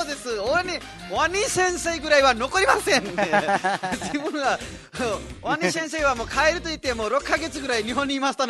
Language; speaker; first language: Japanese; non-native, fluent; Nepali